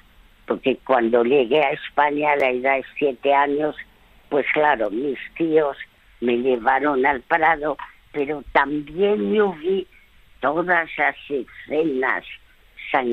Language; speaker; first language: Spanish; early bilingual, other home language; French